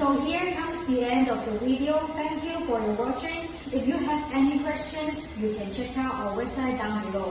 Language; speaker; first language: English; non-native, fluent; Chinese